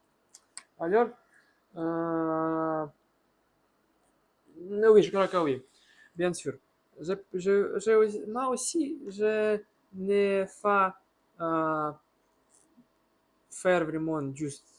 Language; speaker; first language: French; non-native, learner; Russian